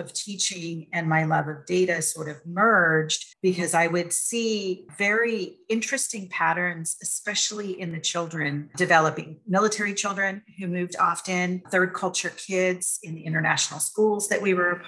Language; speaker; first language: English; native; English